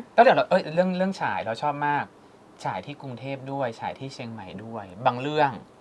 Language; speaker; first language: Thai; native; Thai